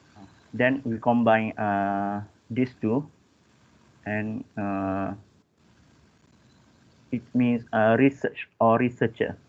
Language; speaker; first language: English; non-native, learner; Malay